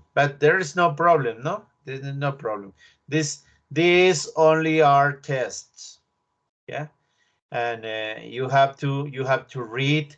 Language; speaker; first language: English; non-native, learner; Spanish